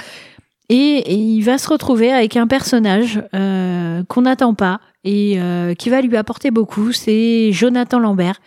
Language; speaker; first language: French; native; French